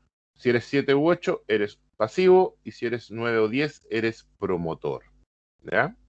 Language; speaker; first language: Spanish; native; Spanish